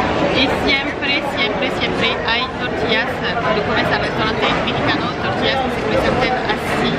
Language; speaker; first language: Spanish; non-native, fluent; French